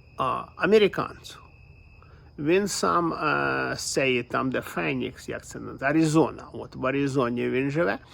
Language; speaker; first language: Ukrainian; native; Ukrainian